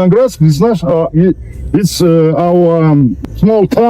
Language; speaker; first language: English; non-native, learner; Russian